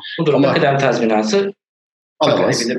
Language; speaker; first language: Turkish; native; Turkish